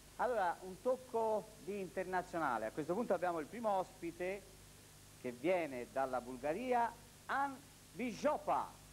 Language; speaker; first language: Italian; native; Italian